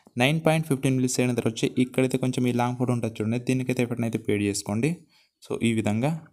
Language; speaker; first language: Telugu; non-native, local second language; Gondi